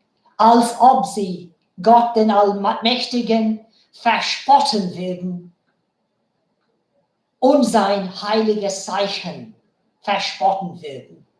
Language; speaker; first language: German; non-native, fluent; Bangla